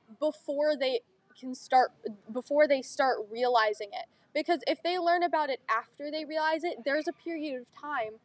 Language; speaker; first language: English; native; English